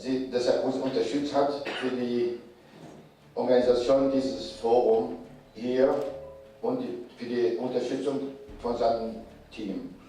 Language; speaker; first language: German; non-native, fluent; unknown